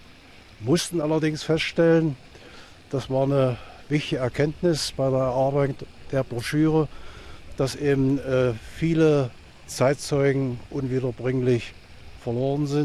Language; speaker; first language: German; native; German